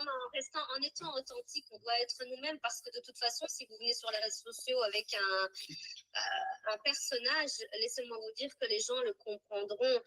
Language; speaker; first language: French; native; French